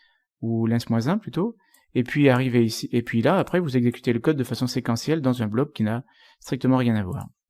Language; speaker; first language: French; native; French